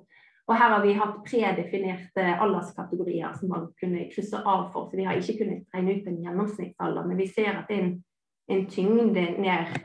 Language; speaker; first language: Norwegian; native; Norwegian